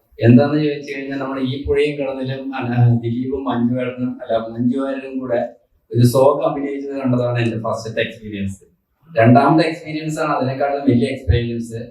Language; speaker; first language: Malayalam; native; Malayalam